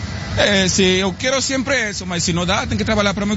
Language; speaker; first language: Portuguese; non-native, learner; Spanish